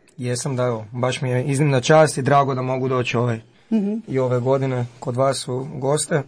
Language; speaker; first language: Croatian; native; Croatian